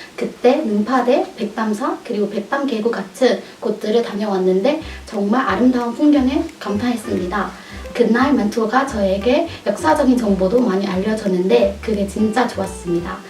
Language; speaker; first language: Korean; non-native, fluent; Burmese